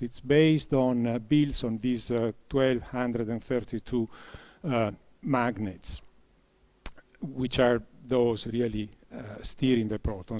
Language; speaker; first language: English; non-native, fluent; Italian